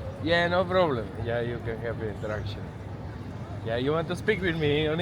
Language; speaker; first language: English; non-native, learner; Macedonian